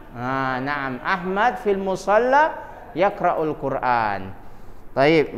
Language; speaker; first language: Arabic; non-native, fluent; Indonesian